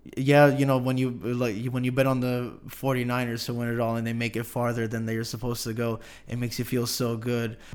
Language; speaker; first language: English; native; English